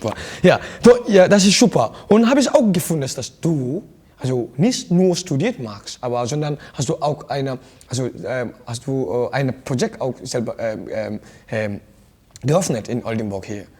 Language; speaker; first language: German; non-native, learner; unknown